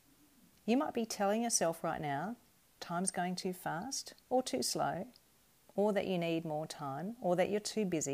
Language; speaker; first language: English; native; English